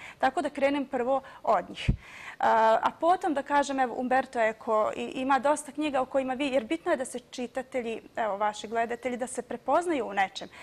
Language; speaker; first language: Croatian; native; Croatian